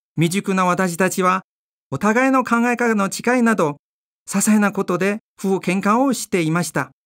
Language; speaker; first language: Japanese; non-native, fluent; Chinese